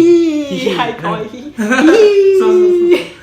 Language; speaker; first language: Japanese; non-native, learner; Chinese